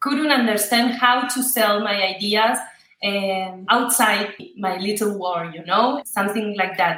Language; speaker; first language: English; non-native, fluent; Spanish